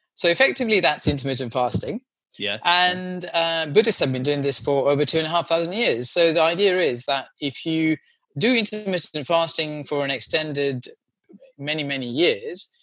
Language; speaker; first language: English; non-native, local second language; Sinhala